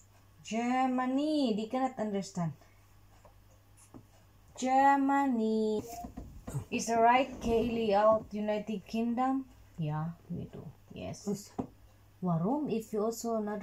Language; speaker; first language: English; non-native, learner; Cebuano